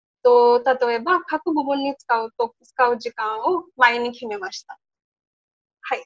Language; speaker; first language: Japanese; non-native, learner; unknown